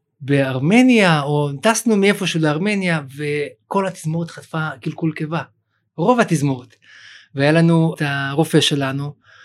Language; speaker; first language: Hebrew; early bilingual, other home language; Russian